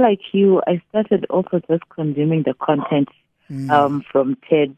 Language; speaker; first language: English; non-native, local second language; Xhosa